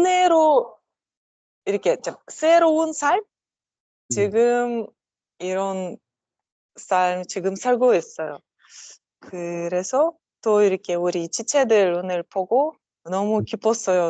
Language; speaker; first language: Korean; non-native, learner; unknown